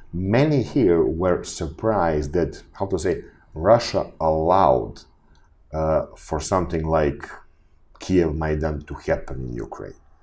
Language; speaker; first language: English; non-native, fluent; Serbian